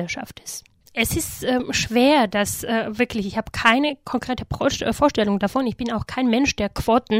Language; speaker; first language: German; non-native, fluent; Georgian